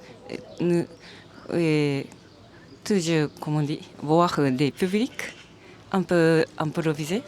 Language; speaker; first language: French; non-native, learner; Japanese